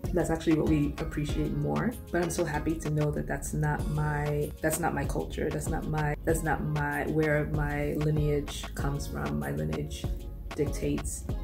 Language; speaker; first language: English; native; English